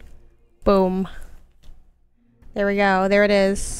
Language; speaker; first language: English; native; English